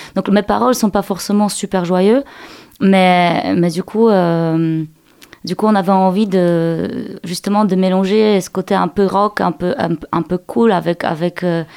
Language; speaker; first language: French; non-native, fluent; Polish